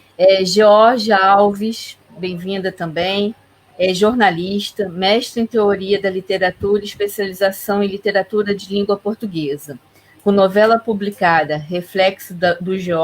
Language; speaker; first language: Portuguese; native; Portuguese